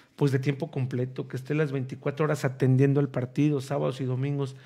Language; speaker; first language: Spanish; native; Spanish